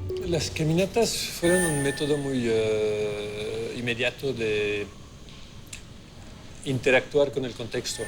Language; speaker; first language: Spanish; non-native, fluent; Dutch